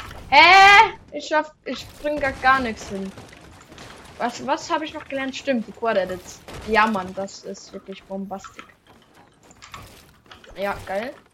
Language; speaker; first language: German; non-native, local second language; Swiss German